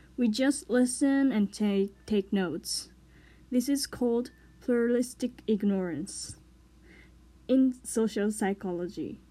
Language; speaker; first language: English; non-native, learner; Japanese